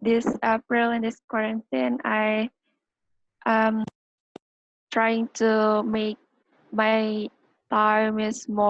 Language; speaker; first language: English; non-native, learner; Indonesian